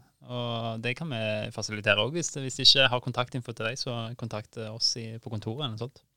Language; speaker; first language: Norwegian; native; Norwegian